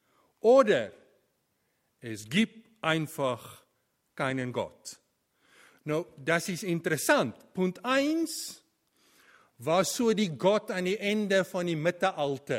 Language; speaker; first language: German; non-native, fluent; Afrikaans